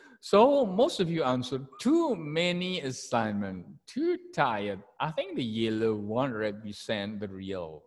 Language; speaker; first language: English; non-native, fluent; Indonesian